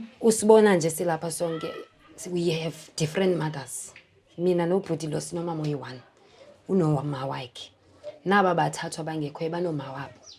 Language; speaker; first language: Zulu; non-native, local second language; Xhosa